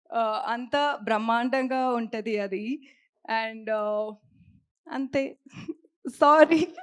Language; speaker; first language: Telugu; non-native, learner; Tamil